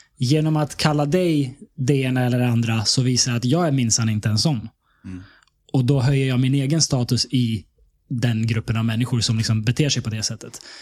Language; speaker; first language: Swedish; early bilingual, other home language; Bosnian